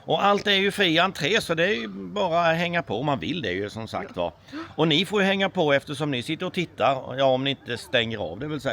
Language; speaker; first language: Swedish; native; Swedish